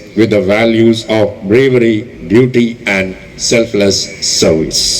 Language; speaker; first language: English; non-native, local second language; Malayalam